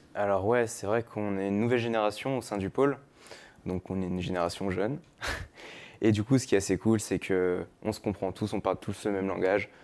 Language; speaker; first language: French; native; French